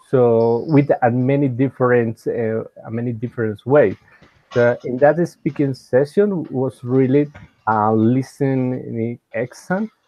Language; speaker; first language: English; non-native, learner; Spanish